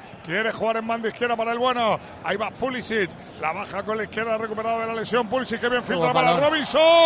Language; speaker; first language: Spanish; native; Spanish